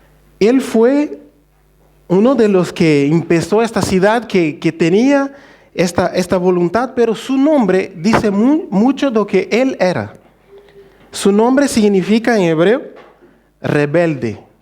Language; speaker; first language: Spanish; non-native, fluent; Portuguese